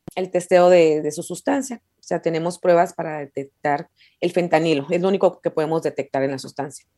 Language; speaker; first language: Spanish; native; Spanish